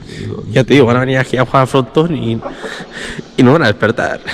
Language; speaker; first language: Spanish; native; Spanish